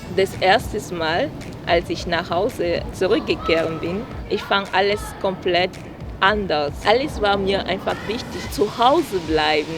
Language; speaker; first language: German; non-native, fluent; French